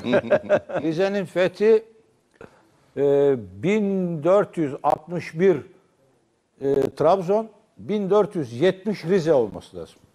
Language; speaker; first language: Turkish; native; Turkish